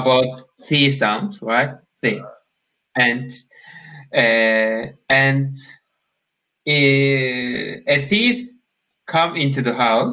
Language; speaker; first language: English; non-native, learner; Turkish